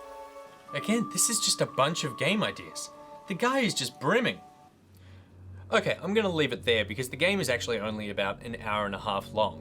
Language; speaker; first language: English; native; English